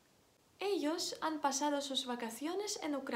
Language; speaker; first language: Spanish; non-native, fluent; Ukrainian